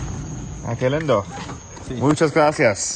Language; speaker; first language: Spanish; non-native, learner; English